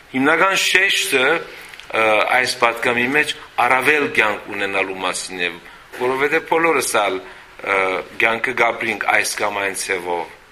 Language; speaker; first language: Armenian; early bilingual, heritage; Armenian